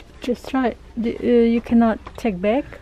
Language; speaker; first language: English; non-native, learner; Indonesian